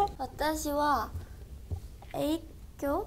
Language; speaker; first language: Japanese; non-native, learner; Korean